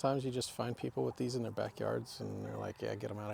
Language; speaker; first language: English; native; English